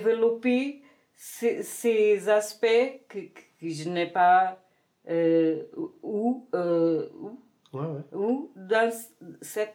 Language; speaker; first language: French; non-native, fluent; Portuguese